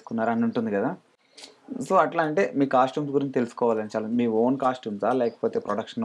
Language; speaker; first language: Telugu; native; Telugu